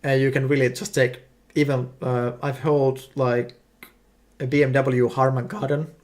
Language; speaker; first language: English; non-native, fluent; Finnish